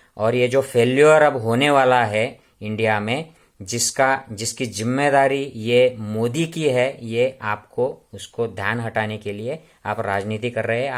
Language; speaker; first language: Hindi; non-native, local second language; Marathi